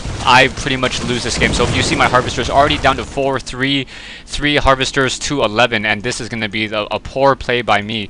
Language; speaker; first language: English; native; English